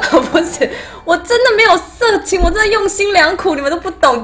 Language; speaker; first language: Chinese; early bilingual, heritage; Chinese